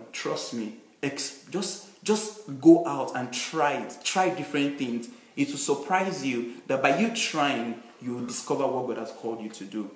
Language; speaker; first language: English; non-native, local second language; Yoruba